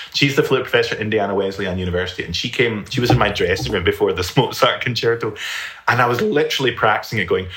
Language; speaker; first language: English; native; English